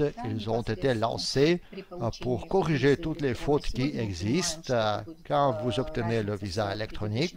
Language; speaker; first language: French; non-native, fluent; Russian